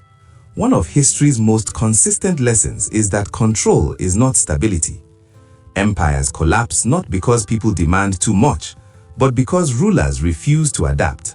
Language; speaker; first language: English; non-native, local second language; Igbo